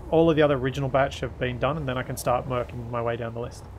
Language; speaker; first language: English; native; English